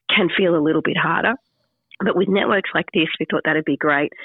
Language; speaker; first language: English; native; English